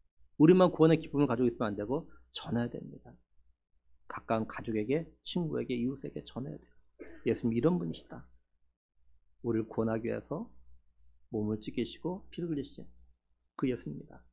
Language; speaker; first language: Korean; native; Korean